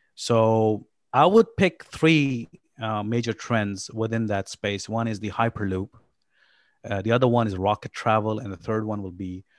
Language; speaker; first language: English; non-native, local second language; Urdu